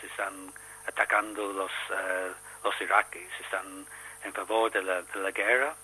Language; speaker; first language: Spanish; non-native, learner; English